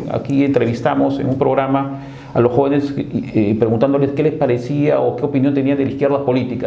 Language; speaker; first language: Spanish; native; Spanish